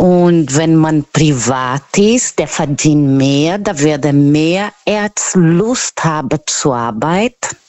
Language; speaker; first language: German; non-native, learner; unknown